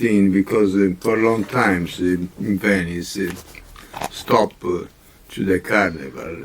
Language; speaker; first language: English; non-native, learner; Italian